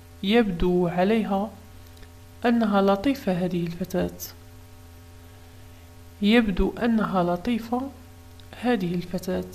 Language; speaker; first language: Arabic; native; Arabic